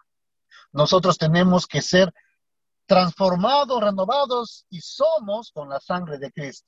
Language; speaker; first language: Spanish; native; Spanish